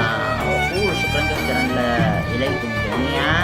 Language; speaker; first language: Arabic; non-native, learner; Indonesian